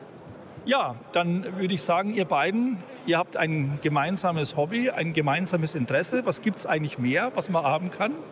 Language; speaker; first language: German; native; German